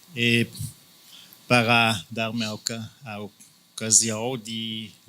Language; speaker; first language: Portuguese; non-native, fluent; Italian